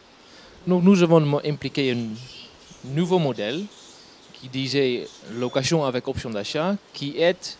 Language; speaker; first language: French; non-native, fluent; Dutch